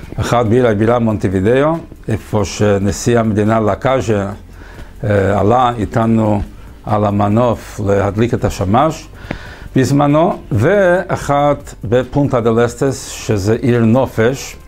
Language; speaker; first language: Hebrew; early bilingual, heritage; English